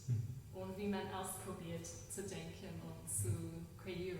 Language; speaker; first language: German; non-native, learner; English